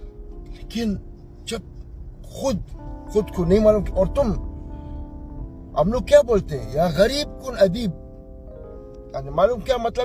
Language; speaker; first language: Hindi; non-native, fluent; Arabic